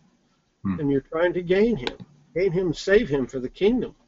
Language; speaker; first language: English; native; English